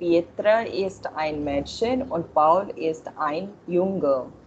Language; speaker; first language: German; non-native, fluent; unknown